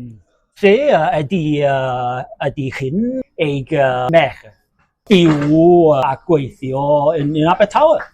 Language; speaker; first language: Welsh; non-native, learner; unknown